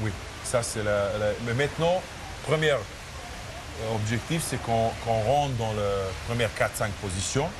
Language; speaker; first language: French; non-native, fluent; Serbian